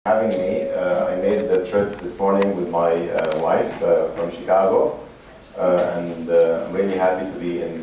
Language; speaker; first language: English; non-native, fluent; Arabic